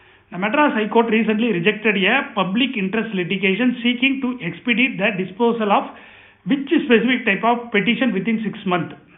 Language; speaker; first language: English; non-native, local second language; Tamil